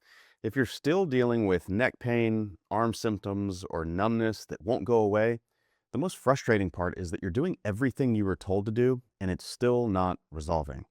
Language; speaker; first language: English; native; English